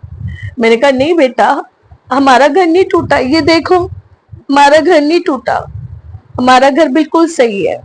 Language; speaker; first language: Urdu; native; Urdu